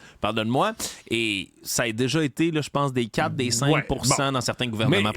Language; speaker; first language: French; native; French